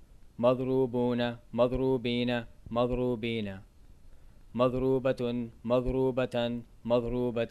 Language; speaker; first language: Arabic; non-native, fluent; English